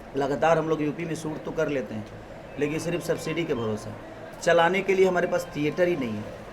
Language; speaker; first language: Hindi; non-native, local second language; Bhojpuri